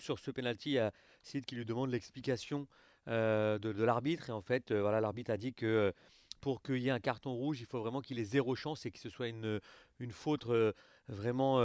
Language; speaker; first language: French; native; French